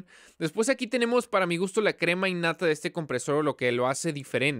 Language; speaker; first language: Spanish; native; Spanish